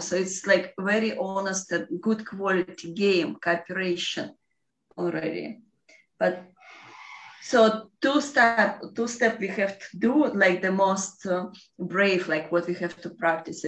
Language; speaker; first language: English; non-native, fluent; Russian